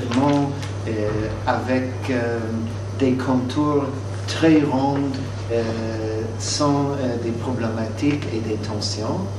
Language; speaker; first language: French; non-native, fluent; English